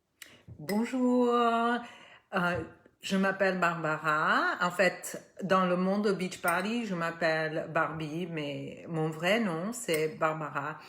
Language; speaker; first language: French; non-native, fluent; Spanish